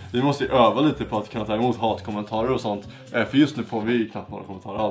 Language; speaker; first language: Swedish; native; Swedish